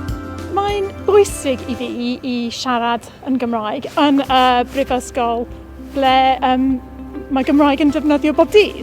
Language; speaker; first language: Welsh; non-native, learner; English